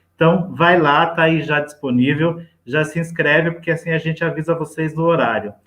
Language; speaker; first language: Portuguese; native; Portuguese